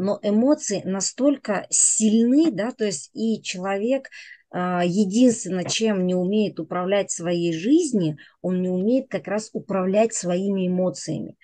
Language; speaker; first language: Russian; native; Russian